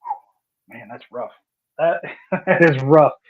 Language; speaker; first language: English; native; English